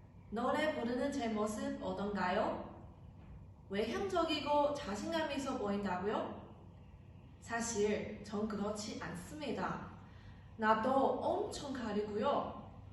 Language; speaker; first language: Korean; non-native, fluent; Chinese